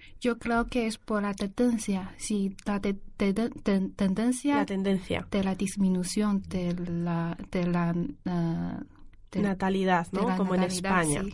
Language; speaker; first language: Spanish; non-native, learner; Chinese